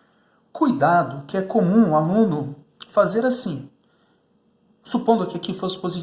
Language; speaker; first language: Portuguese; native; Portuguese